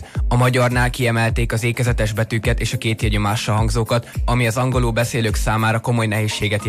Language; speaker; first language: Hungarian; native; Hungarian